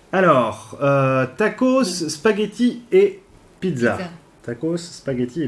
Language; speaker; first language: French; native; French